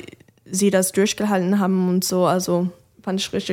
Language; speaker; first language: German; non-native, fluent; English